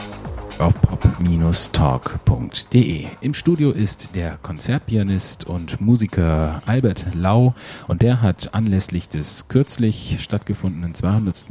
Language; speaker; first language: German; native; German